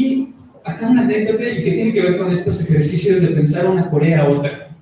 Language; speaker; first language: Spanish; native; Spanish